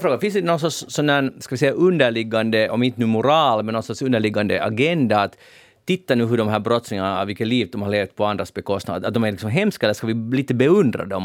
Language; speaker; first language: Swedish; native; Swedish